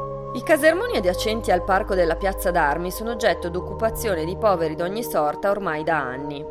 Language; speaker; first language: Italian; native; Italian